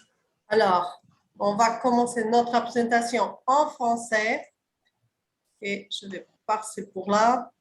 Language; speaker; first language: French; early bilingual, other home language; Portuguese